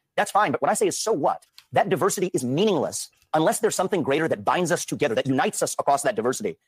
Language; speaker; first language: English; early bilingual, other home language; Hindi